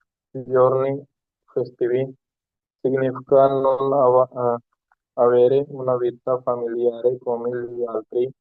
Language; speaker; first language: Italian; non-native, learner; Hindi